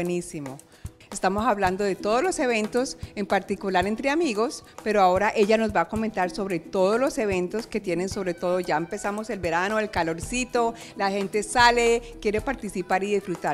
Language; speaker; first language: Spanish; native; Spanish